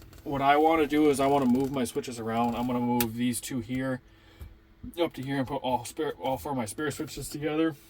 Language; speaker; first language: English; native; English